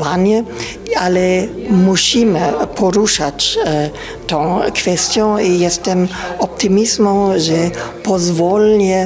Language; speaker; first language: Polish; non-native, learner; German